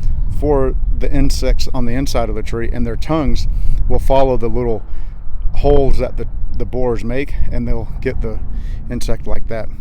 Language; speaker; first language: English; native; English